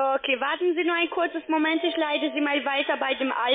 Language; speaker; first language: German; non-native, learner; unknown